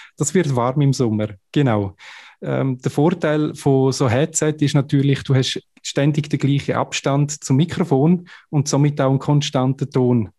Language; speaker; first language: German; native; German